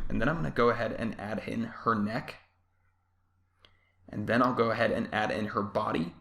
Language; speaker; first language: English; native; English